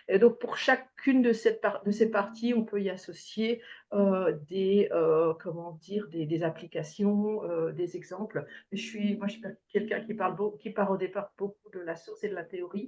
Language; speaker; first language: French; native; French